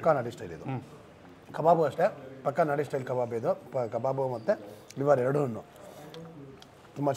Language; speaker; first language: Kannada; native; Kannada